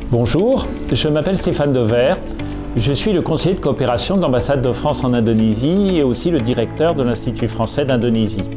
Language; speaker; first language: French; native; French